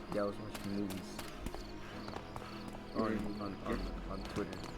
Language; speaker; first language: English; native; English